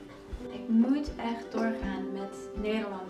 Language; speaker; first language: Dutch; non-native, learner; English